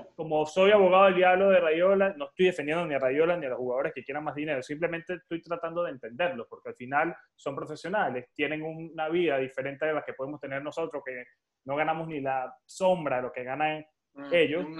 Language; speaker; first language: Spanish; native; Spanish